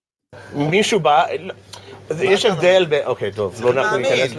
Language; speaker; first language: Hebrew; non-native, fluent; English